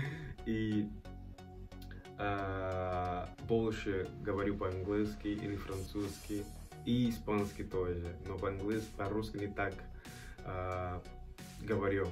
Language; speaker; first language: Russian; non-native, learner; Portuguese